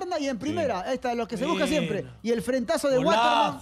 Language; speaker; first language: Spanish; native; Spanish